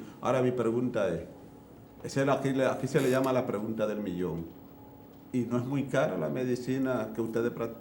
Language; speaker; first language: Spanish; native; Spanish